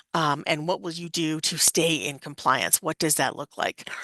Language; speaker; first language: English; native; English